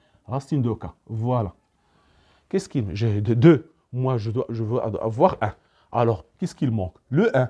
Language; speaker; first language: French; non-native, local second language; Arabic